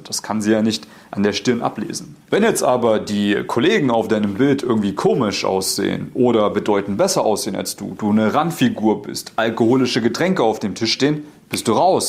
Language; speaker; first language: German; native; German